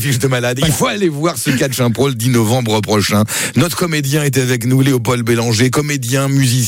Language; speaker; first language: French; native; French